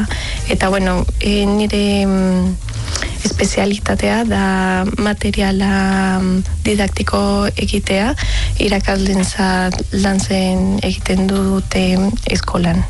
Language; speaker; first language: Basque; non-native, learner; Spanish